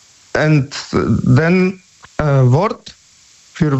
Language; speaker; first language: German; non-native, learner; Polish